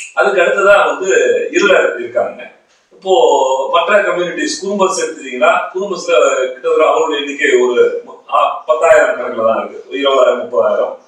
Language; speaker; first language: Tamil; native; Tamil